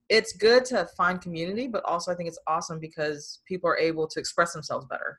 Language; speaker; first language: English; native; English